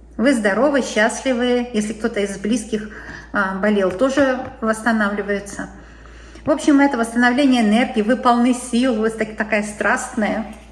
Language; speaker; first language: Russian; native; Russian